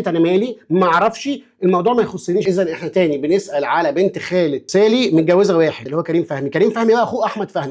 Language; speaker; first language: Arabic; native; Arabic